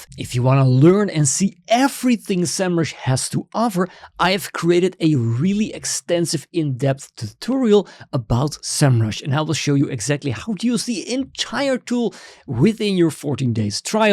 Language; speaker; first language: English; non-native, fluent; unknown